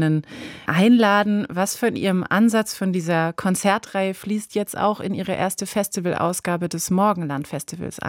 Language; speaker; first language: German; native; German